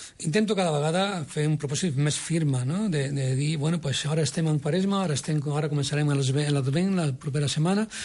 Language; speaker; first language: Catalan; non-native, local second language; Spanish